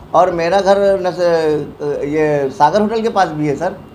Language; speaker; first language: Hindi; non-native, local second language; Urdu